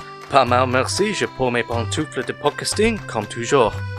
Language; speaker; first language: French; non-native, learner; English